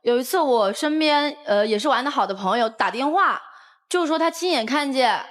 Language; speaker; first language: Chinese; native; Chinese